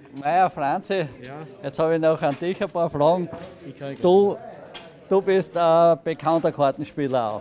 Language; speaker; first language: German; native; German